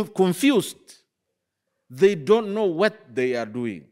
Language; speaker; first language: English; non-native, fluent; Arabic